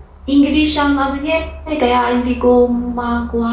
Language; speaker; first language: Filipino; non-native, learner; Chinese